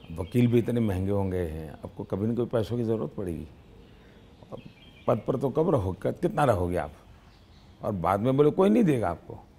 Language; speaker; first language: Hindi; non-native, local second language; Gujarati